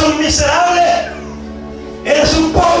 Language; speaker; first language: Spanish; native; Spanish